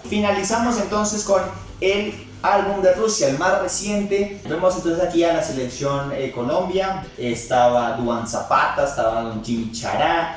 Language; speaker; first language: Spanish; native; Spanish